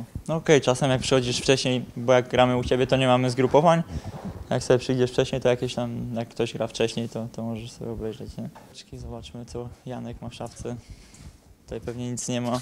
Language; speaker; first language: Polish; native; Polish